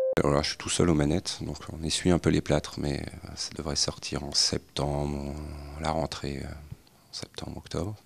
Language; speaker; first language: French; native; French